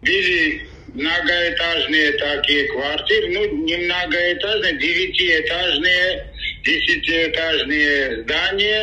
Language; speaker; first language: Russian; non-native, local second language; Armenian